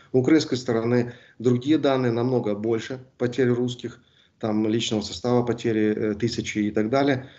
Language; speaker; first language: Russian; native; Russian